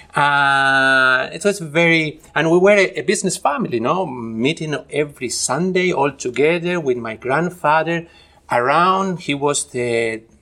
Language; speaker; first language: English; non-native, fluent; Spanish